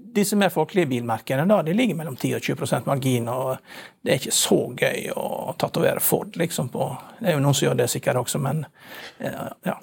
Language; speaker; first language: Norwegian; native; Norwegian